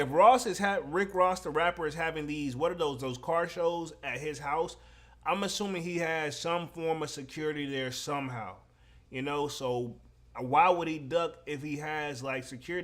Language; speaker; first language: English; native; English